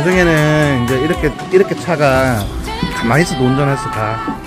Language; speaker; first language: Korean; native; Korean